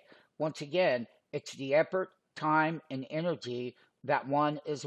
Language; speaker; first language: English; native; English